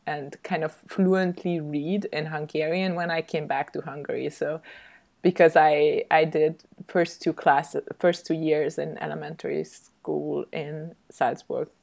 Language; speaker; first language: English; early bilingual, other home language; Hungarian